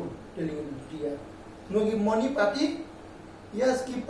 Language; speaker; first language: English; non-native, learner; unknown